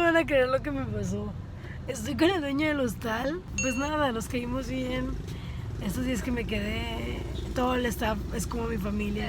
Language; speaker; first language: Spanish; native; Spanish